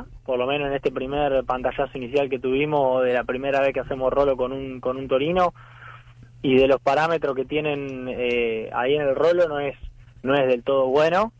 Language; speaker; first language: Spanish; native; Spanish